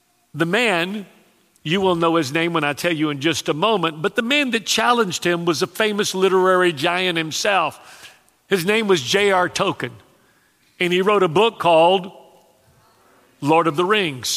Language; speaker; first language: English; native; English